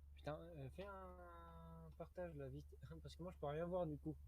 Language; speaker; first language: French; native; French